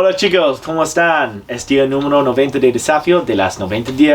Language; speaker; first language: Spanish; non-native, learner; English